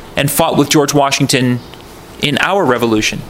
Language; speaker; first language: English; native; English